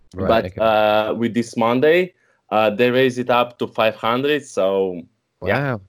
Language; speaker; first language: English; non-native, learner; Slovenian